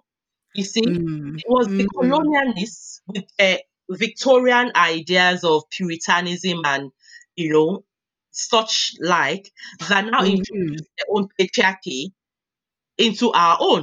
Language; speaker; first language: English; non-native, local second language; Yoruba